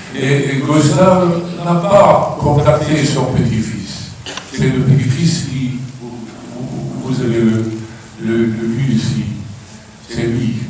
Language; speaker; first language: French; non-native, fluent; Swedish